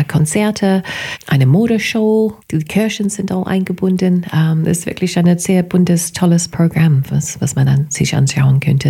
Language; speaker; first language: German; non-native, fluent; English